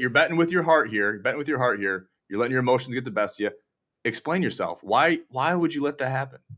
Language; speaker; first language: English; native; English